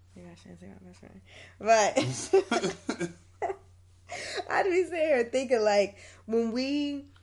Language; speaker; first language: English; native; English